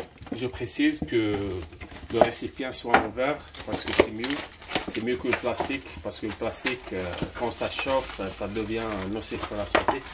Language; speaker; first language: French; non-native, local second language; Arabic